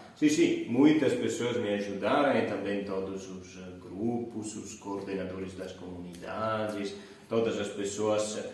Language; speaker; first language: Portuguese; non-native, fluent; Italian